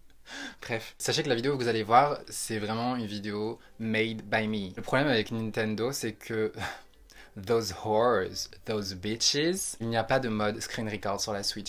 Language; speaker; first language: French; native; French